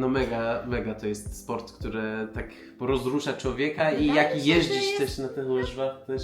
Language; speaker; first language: Polish; non-native, fluent; Persian